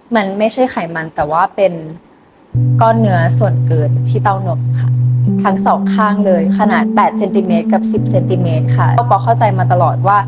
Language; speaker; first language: Thai; native; Thai